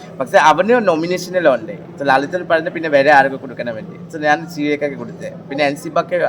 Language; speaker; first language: Malayalam; non-native, local second language; Assamese